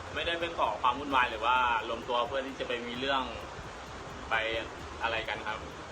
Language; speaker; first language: Thai; non-native, fluent; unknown